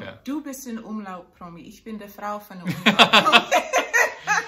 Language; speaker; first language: German; non-native, fluent; English